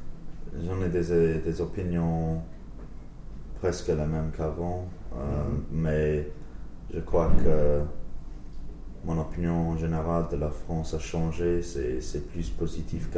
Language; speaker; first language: French; non-native, learner; English